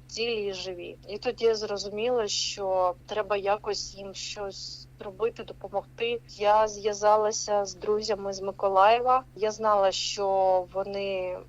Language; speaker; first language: Ukrainian; native; Ukrainian